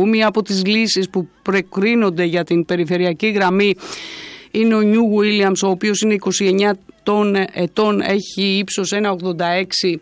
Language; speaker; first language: Greek; native; Greek